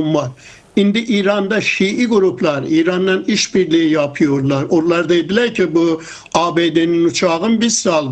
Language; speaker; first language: Turkish; non-native, fluent; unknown